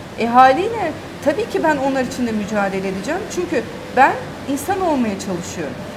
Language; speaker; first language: Turkish; early bilingual, heritage; Turkish